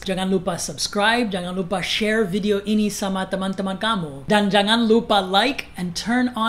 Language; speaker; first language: Indonesian; non-native, fluent; English